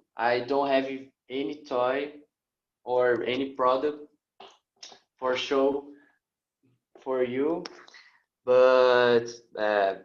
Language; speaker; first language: English; non-native, learner; Portuguese